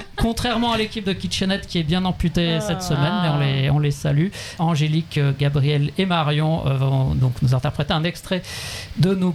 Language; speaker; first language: French; native; French